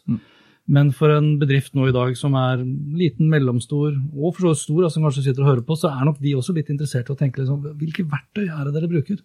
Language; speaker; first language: Norwegian; native; Norwegian